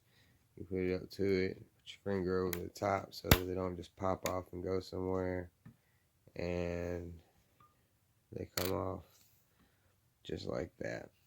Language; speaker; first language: English; native; English